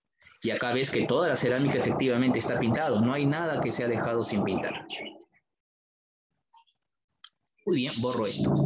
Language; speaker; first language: Spanish; native; Spanish